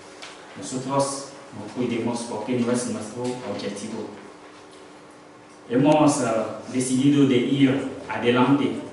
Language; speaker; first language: Spanish; non-native, learner; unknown